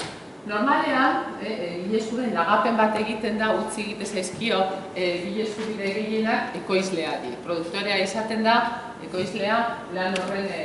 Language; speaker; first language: Basque; native; Basque